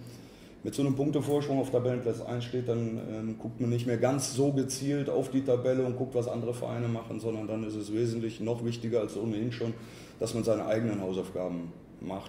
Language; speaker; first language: German; native; German